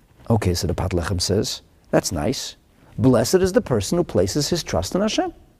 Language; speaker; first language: English; early bilingual, other home language; German